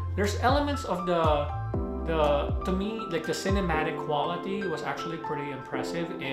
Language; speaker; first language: English; non-native, local second language; Filipino